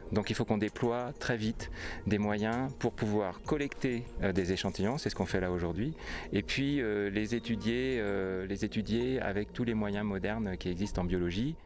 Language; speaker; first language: French; native; French